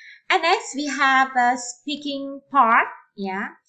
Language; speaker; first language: English; non-native, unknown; Indonesian